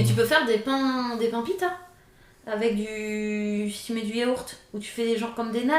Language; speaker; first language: French; native; French